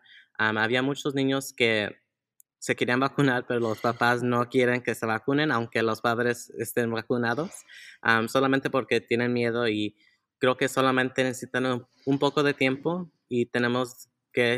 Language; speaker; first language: Spanish; early bilingual, heritage; Spanish